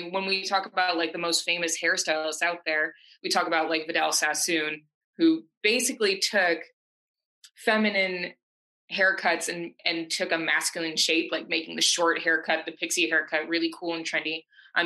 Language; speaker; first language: English; native; English